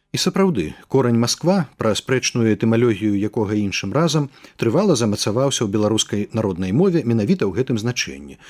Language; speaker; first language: Belarusian; native; Belarusian